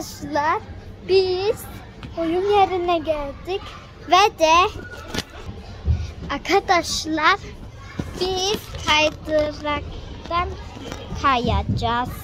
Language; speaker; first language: Turkish; early bilingual, heritage; Turkish